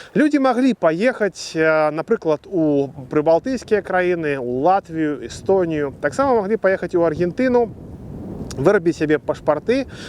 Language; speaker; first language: Belarusian; native; Belarusian